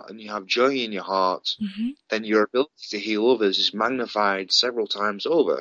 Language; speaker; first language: English; native; English